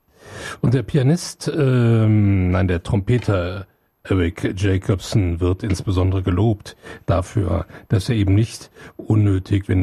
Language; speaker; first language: German; native; German